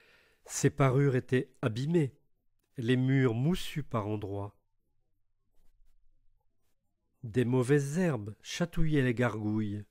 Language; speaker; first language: French; native; French